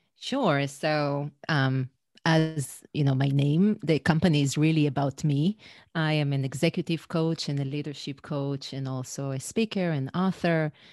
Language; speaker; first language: English; non-native, fluent; Hebrew